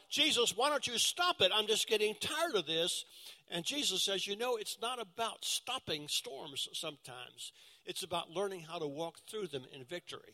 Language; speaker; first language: English; native; English